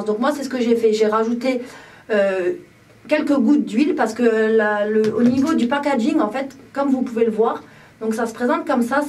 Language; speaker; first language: French; native; French